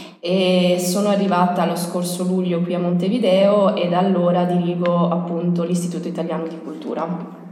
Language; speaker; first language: Italian; native; Italian